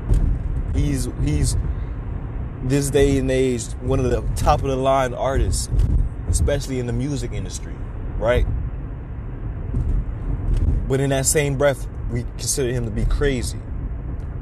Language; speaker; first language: English; native; English